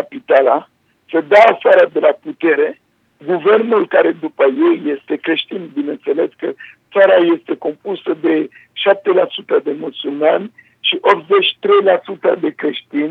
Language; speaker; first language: Romanian; non-native, fluent; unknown